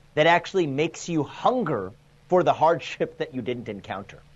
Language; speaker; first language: English; native; English